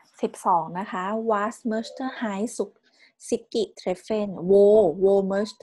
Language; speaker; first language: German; non-native, fluent; Thai